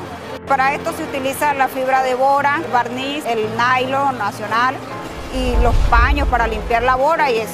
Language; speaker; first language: Spanish; native; Spanish